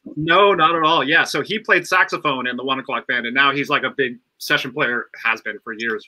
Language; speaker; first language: English; native; English